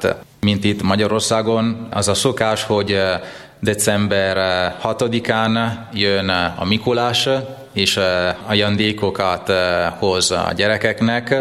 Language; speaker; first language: Hungarian; non-native, fluent; Italian